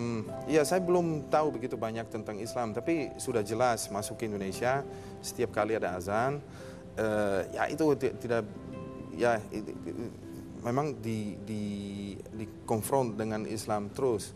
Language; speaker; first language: Indonesian; non-native, fluent; Dutch